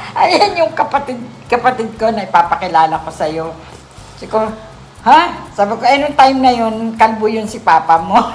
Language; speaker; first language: Filipino; native; Filipino